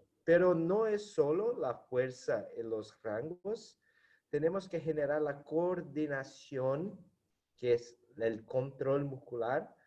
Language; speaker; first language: Spanish; non-native, fluent; Portuguese